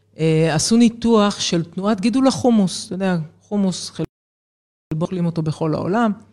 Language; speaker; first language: Hebrew; native; Hebrew